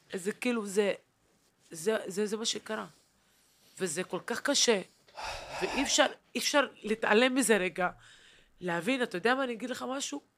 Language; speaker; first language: Hebrew; non-native, local second language; Arabic